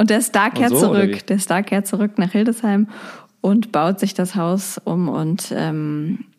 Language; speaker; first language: German; native; German